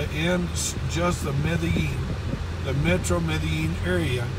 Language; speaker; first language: English; native; English